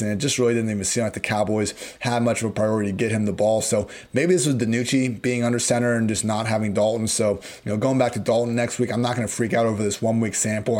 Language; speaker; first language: English; native; English